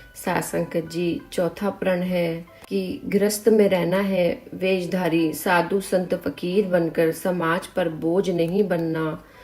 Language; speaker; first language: Hindi; native; Hindi